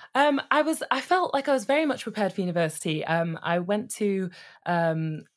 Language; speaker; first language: English; native; English